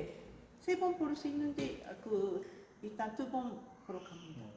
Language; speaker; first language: Korean; non-native, fluent; Japanese